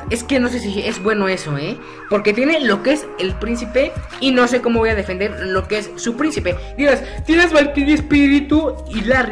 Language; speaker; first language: Spanish; native; Spanish